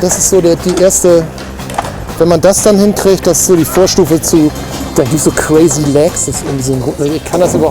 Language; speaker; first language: German; native; German